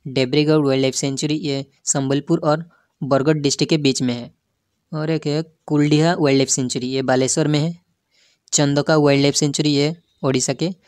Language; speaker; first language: Hindi; non-native, local second language; Odia